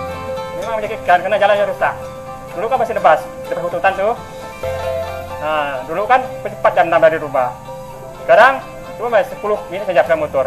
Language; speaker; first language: Indonesian; non-native, local second language; Iban